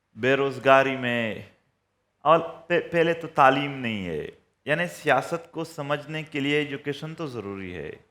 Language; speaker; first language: Urdu; non-native, local second language; Pashto